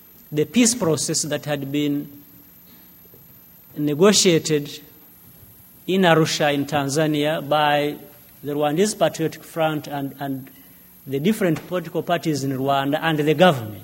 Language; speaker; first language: English; non-native, local second language; Kinyarwanda